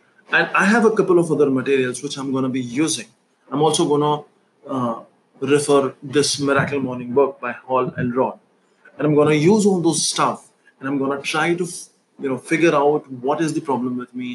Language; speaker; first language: English; non-native, local second language; Hindi